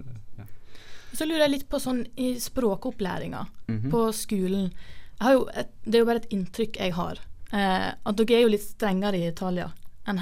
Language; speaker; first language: Norwegian; native; Norwegian